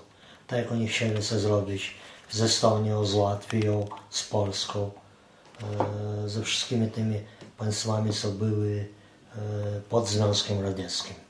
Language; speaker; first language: Polish; non-native, fluent; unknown